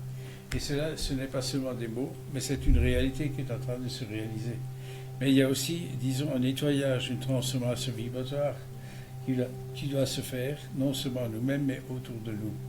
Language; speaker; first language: French; native; French